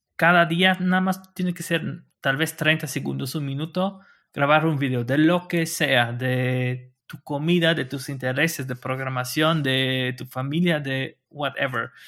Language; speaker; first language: Spanish; non-native, fluent; Luxembourgish